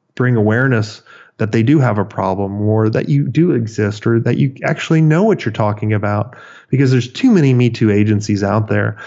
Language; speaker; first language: English; native; English